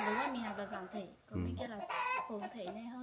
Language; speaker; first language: Chinese; non-native, learner; Vietnamese